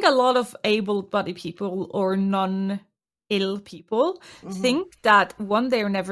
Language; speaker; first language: English; non-native, fluent; Norwegian